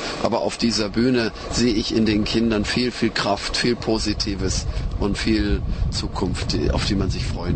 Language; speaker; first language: German; native; German